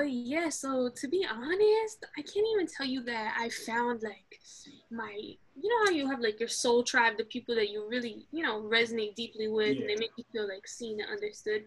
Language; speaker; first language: English; early bilingual, other home language; Arabic